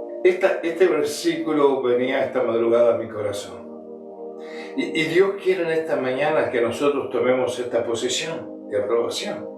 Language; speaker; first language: Spanish; native; Spanish